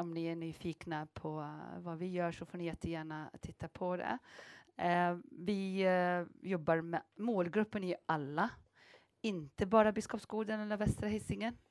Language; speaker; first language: Swedish; non-native, fluent; Arabic